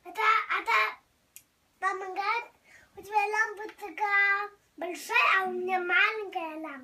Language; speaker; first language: Russian; early bilingual, heritage; English